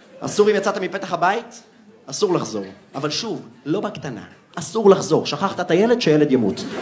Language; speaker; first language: Hebrew; early bilingual, other home language; Russian